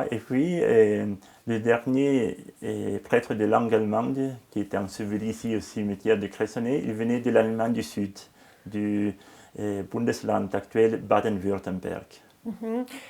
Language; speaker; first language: French; non-native, local second language; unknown